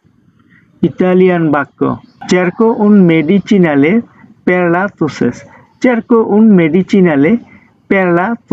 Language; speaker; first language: Italian; non-native, learner; Bangla